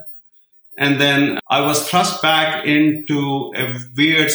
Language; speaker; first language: English; non-native, local second language; Kashmiri